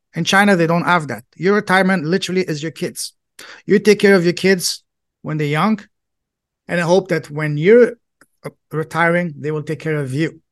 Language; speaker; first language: English; non-native, fluent; French